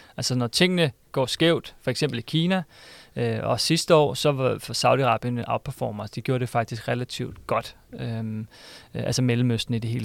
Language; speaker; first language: Danish; native; Danish